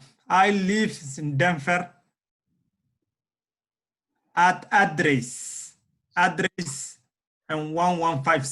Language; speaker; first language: English; non-native, learner; Somali